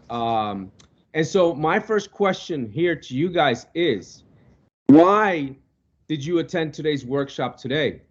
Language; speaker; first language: English; non-native, local second language; Spanish